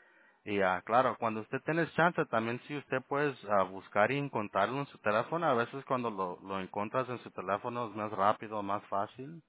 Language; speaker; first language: Spanish; early bilingual, heritage; Spanish